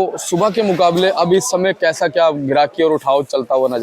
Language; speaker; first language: Hindi; native; Hindi